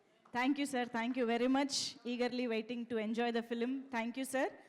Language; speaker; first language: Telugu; native; Telugu